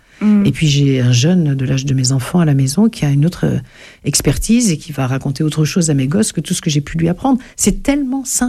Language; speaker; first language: French; native; French